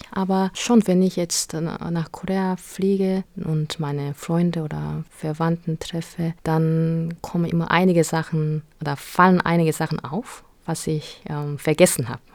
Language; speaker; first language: German; non-native, fluent; Korean